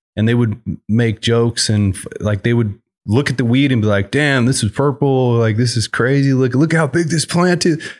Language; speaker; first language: English; native; English